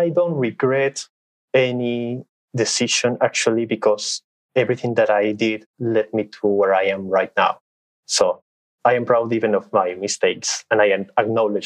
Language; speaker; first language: English; non-native, fluent; Spanish